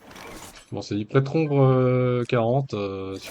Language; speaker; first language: French; native; French